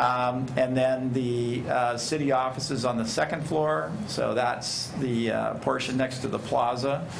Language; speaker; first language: English; native; English